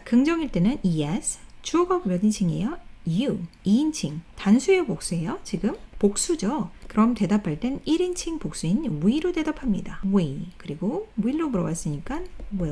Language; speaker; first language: Korean; native; Korean